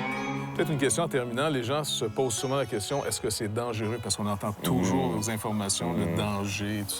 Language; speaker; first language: French; native; French